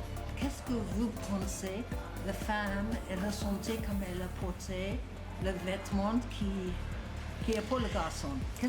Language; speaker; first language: French; non-native, learner; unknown